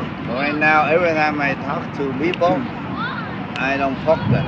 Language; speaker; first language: English; non-native, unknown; Vietnamese